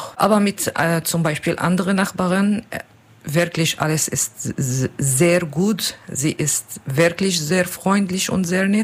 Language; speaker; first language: German; non-native, learner; Arabic